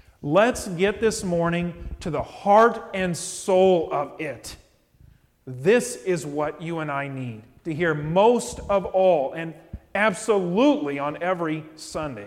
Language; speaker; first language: English; native; English